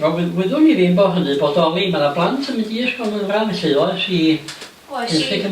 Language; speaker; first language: Welsh; native; Welsh